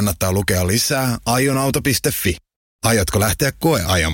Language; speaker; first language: Finnish; native; Finnish